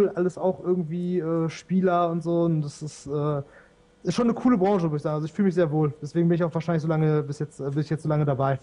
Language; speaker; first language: German; native; German